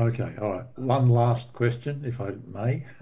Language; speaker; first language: English; native; English